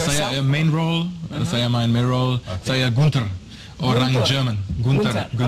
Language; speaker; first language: Indonesian; non-native, learner; German